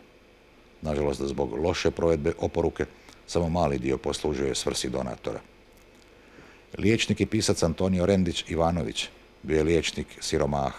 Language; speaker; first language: Bosnian; native; Bosnian